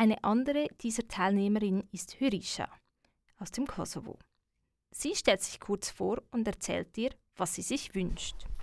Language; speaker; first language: German; native; German